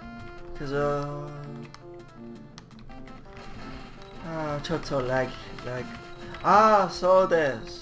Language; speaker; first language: Japanese; non-native, learner; English